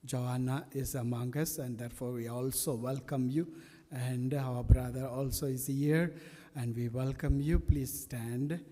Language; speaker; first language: English; non-native, local second language; Tamil